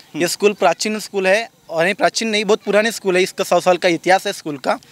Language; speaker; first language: Hindi; non-native, local second language; Marathi